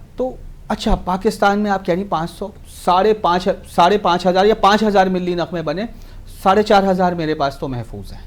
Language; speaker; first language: Urdu; native; Urdu